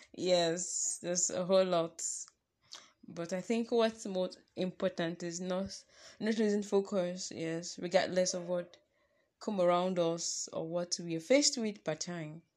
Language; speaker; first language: English; non-native, local second language; Yoruba